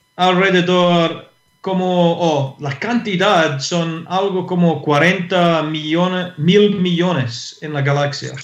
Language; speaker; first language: Spanish; non-native, fluent; English